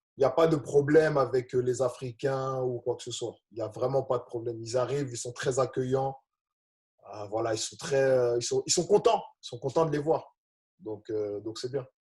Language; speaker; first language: French; native; French